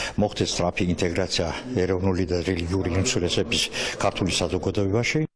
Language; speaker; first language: Georgian; non-native, local second language; Azerbaijani